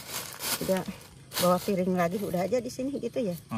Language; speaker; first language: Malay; non-native, local second language; Sundanese